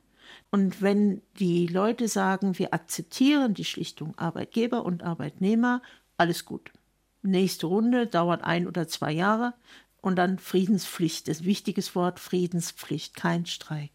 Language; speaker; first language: German; native; German